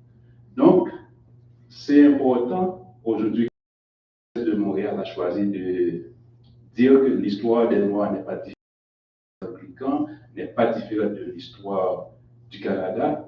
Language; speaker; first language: French; non-native, local second language; Haitian Creole